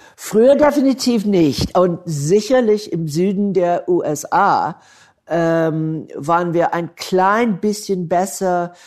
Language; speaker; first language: German; non-native, fluent; English